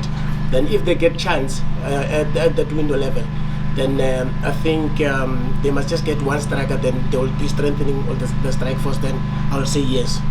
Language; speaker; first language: English; non-native, local second language; Northern Sotho